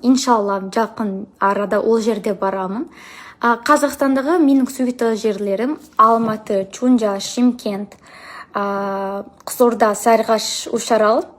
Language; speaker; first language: Kazakh; non-native, learner; English